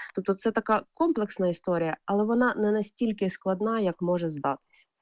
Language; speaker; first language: Ukrainian; native; Ukrainian